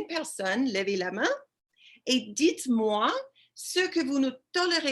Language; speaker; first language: French; non-native, fluent; English